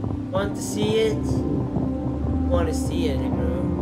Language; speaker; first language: English; non-native, learner; Dutch